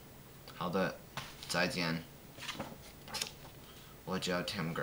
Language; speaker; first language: Chinese; non-native, learner; English